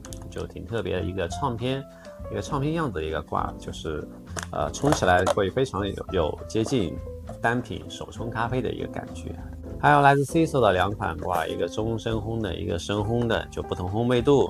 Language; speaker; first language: Chinese; native; Chinese